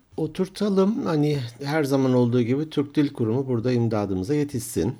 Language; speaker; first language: Turkish; native; Turkish